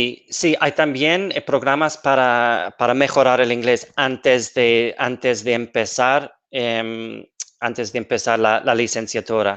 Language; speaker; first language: Spanish; non-native, fluent; English